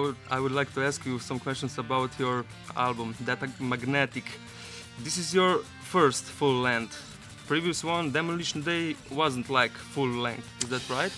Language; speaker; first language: English; non-native, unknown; Slovenian